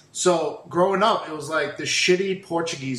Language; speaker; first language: English; native; English